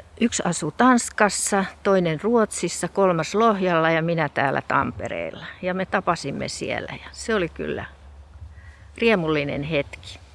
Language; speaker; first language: Finnish; native; Finnish